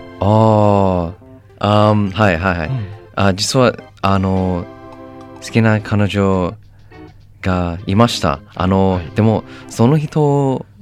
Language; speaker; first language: Japanese; non-native, learner; English